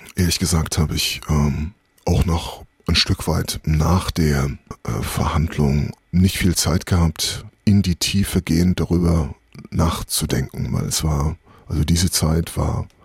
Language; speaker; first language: German; native; German